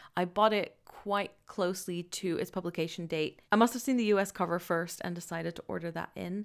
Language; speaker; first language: English; non-native, fluent; Dutch